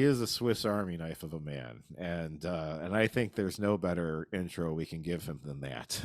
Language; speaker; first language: English; native; English